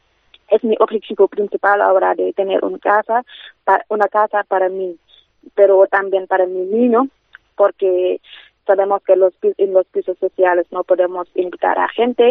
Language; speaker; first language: Spanish; non-native, fluent; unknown